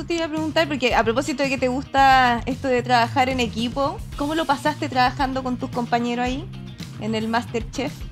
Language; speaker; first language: Spanish; native; Spanish